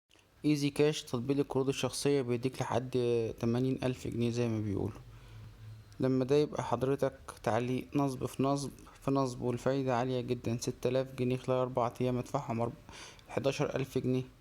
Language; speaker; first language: Arabic; native; Arabic